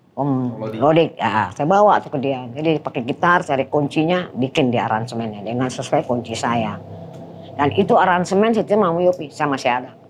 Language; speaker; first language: Indonesian; non-native, fluent; Dutch